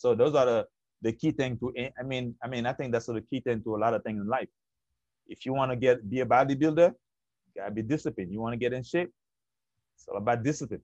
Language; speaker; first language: English; early bilingual, other home language; Haitian Creole